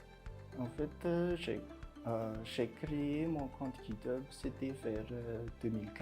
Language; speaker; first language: French; non-native, local second language; Malagasy